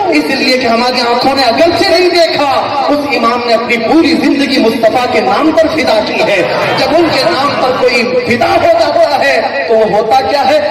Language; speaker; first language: Urdu; native; Urdu